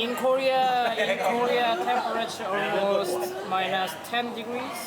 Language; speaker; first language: English; non-native, learner; Korean